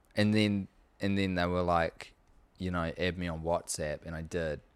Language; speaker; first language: English; native; English